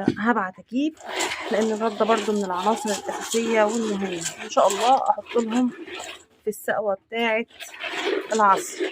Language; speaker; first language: Arabic; native; Arabic